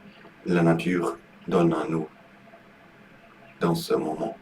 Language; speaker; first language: French; non-native, learner; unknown